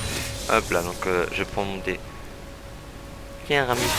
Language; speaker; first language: French; native; French